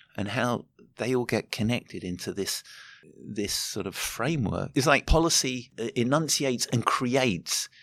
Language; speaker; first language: English; native; English